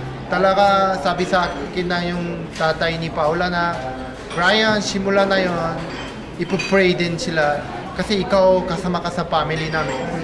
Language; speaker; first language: Filipino; non-native, fluent; Korean